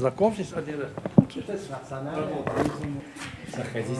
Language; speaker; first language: Russian; non-native, learner; Tajik